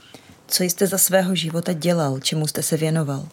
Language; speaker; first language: Czech; native; Czech